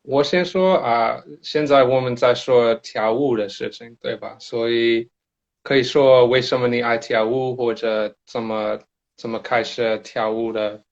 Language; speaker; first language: Chinese; non-native, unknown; English